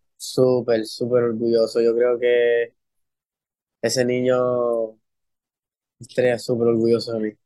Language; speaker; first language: Spanish; early bilingual, heritage; Spanish